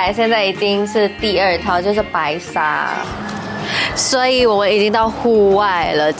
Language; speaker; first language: Chinese; non-native, fluent; Indonesian